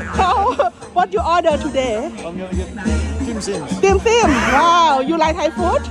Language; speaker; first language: English; non-native, learner; Thai